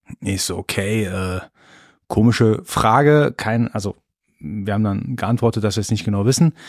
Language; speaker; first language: German; early bilingual, other home language; Persian